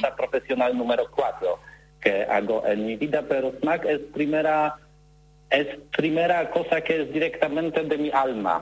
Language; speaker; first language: Spanish; non-native, learner; Polish